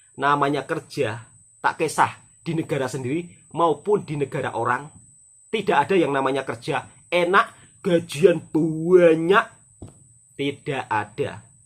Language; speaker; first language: Indonesian; native; Indonesian